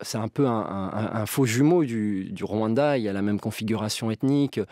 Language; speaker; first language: French; native; French